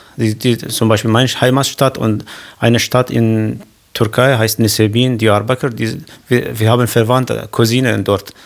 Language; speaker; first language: German; non-native, learner; Kurdish